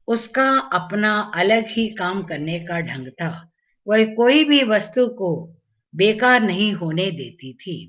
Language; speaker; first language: Hindi; non-native, local second language; Tamil